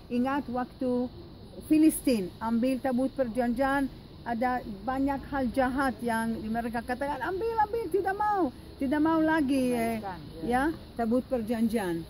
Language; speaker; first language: Indonesian; non-native, fluent; Hebrew